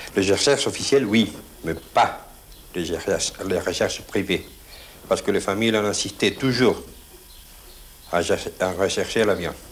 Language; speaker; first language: French; non-native, fluent; Spanish